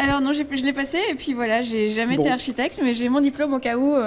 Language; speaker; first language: French; native; French